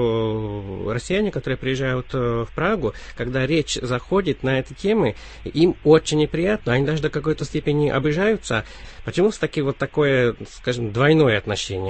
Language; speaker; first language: Russian; native; Russian